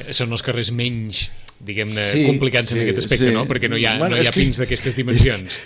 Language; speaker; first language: Catalan; native; Catalan